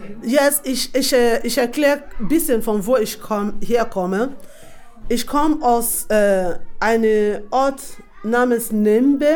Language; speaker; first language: German; non-native, fluent; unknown